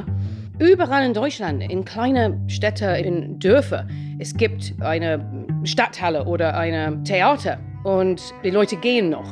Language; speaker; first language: German; non-native, fluent; English